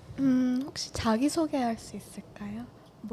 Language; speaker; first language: Korean; early bilingual, heritage; Korean